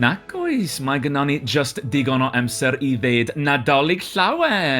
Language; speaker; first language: Welsh; non-native, learner; English